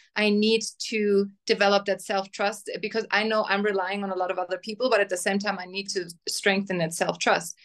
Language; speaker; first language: English; non-native, fluent; German